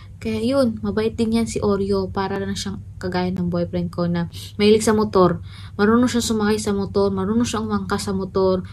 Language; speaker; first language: Filipino; native; Filipino